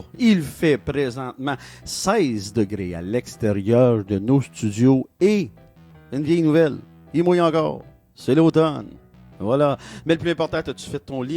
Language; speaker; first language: French; native; French